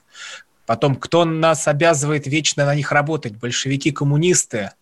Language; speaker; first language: Russian; native; Russian